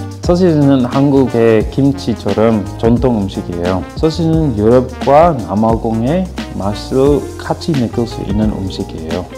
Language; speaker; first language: Korean; non-native, fluent; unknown